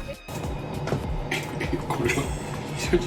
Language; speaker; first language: Japanese; non-native, learner; Thai